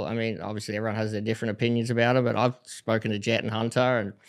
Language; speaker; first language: English; native; English